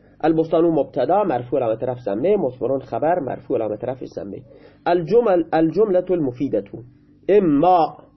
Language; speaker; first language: Persian; non-native, local second language; Baluchi